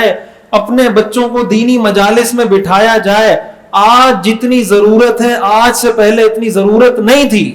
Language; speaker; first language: Urdu; native; Urdu